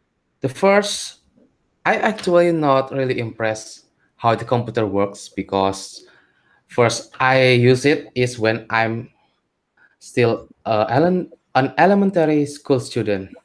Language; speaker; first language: English; non-native, learner; Indonesian